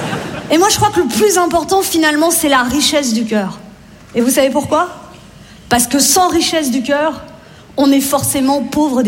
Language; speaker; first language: French; native; French